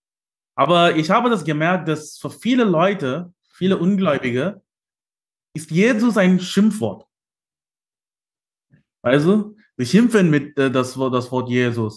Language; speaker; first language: German; non-native, learner; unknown